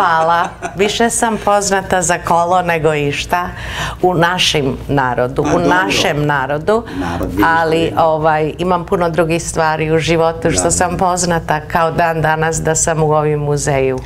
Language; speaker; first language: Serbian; early bilingual, heritage; Serbian